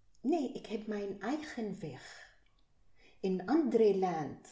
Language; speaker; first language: Dutch; non-native, learner; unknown